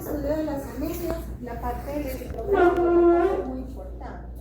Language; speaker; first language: Spanish; native; Spanish